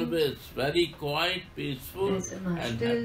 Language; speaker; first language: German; non-native, learner; Hindi